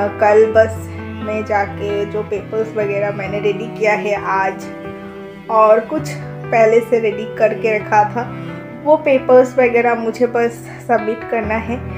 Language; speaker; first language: Hindi; non-native, local second language; Bangla